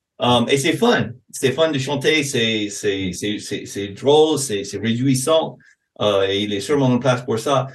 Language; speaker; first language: French; non-native, fluent; English